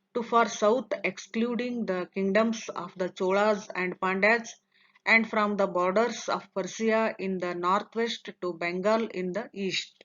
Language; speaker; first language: English; non-native, local second language; Kannada